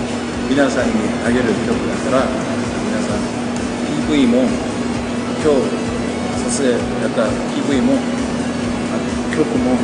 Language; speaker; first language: Japanese; non-native, fluent; Korean